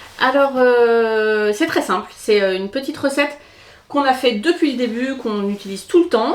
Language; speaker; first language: French; native; French